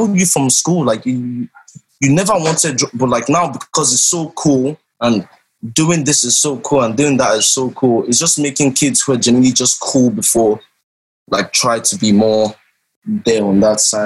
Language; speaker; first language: English; non-native, local second language; Yoruba